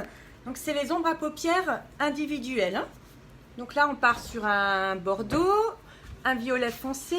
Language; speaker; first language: French; native; French